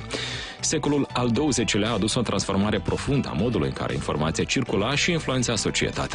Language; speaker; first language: Romanian; native; Romanian